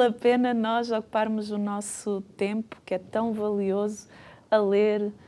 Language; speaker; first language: Portuguese; native; Portuguese